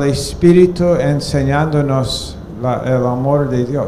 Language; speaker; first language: Spanish; non-native, fluent; English